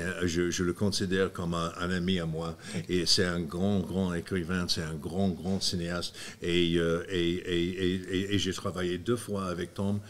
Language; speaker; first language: French; non-native, fluent; English